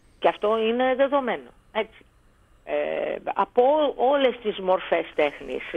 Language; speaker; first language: Greek; native; Greek